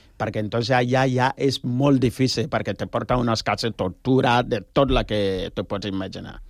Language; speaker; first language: Catalan; non-native, learner; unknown